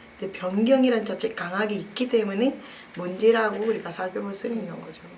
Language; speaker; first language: Korean; non-native, fluent; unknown